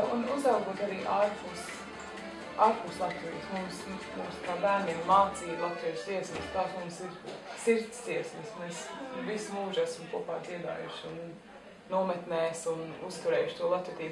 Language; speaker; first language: Latvian; early bilingual, heritage; Latvian